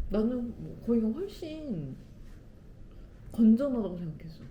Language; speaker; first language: Korean; native; Korean